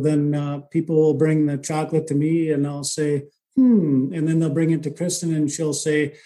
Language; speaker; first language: English; native; English